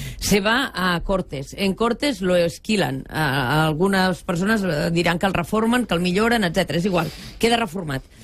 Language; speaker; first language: Spanish; non-native, local second language; Catalan